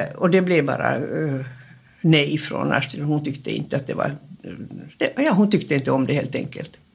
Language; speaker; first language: Swedish; native; Swedish